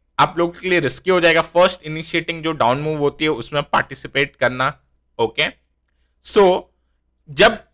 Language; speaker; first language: Hindi; native; Hindi